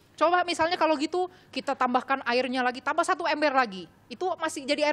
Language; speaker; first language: Indonesian; native; Indonesian